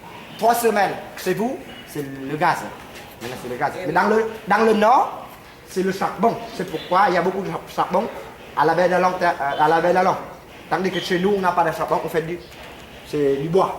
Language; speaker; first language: French; non-native, fluent; Vietnamese